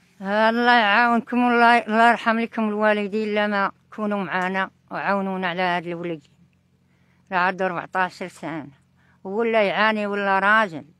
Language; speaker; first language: Arabic; native; Arabic